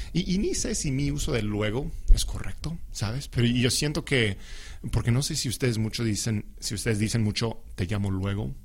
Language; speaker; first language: Spanish; non-native, fluent; English